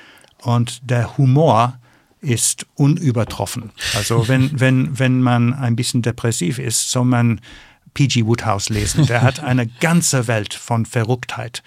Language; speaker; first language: German; non-native, fluent; English